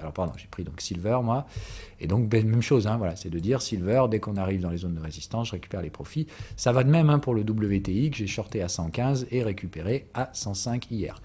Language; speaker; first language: French; native; French